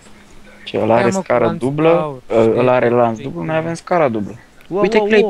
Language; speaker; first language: Romanian; native; Romanian